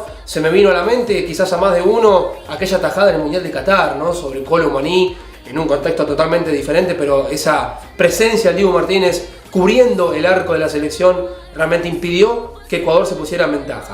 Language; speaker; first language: Spanish; native; Spanish